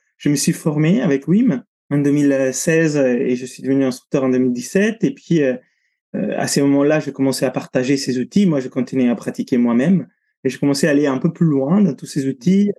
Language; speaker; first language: French; non-native, fluent; Italian